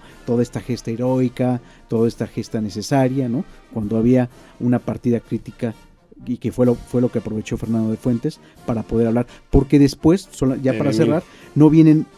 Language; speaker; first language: Spanish; native; Spanish